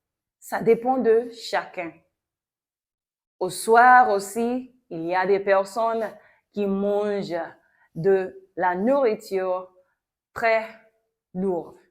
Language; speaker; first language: French; non-native, local second language; Yoruba